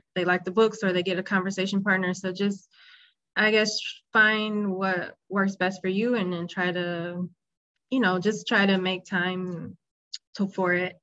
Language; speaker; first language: English; native; English